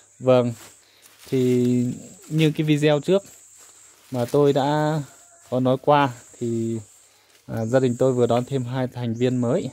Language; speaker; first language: Vietnamese; non-native, local second language; Iu Mien